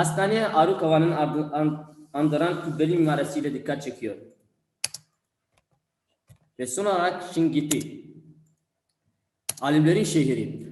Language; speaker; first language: Turkish; non-native, fluent; Arabic